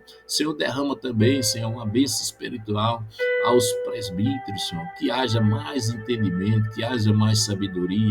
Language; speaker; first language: Portuguese; native; Portuguese